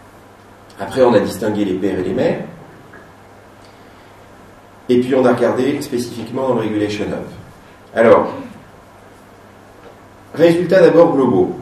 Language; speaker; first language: French; native; French